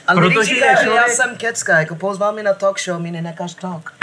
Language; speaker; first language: Czech; non-native, fluent; English